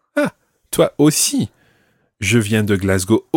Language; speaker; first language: French; non-native, fluent; English